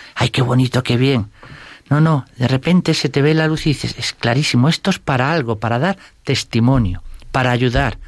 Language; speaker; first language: Spanish; native; Spanish